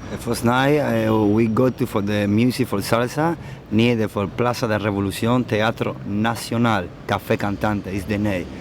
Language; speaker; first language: English; non-native, learner; Spanish